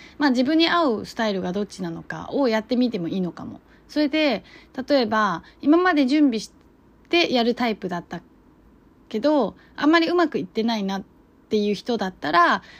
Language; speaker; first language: Japanese; non-native, fluent; Chinese